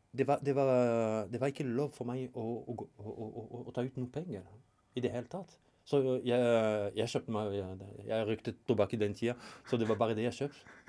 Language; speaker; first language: Norwegian; non-native, fluent; French